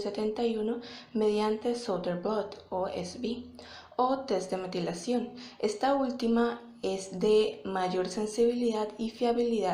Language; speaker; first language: Spanish; native; Spanish